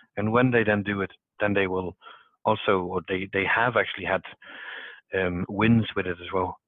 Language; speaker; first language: English; non-native, fluent; Danish